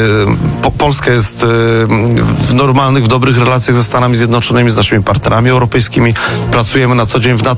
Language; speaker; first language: Polish; native; Polish